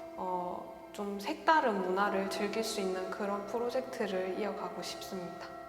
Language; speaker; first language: Korean; native; Korean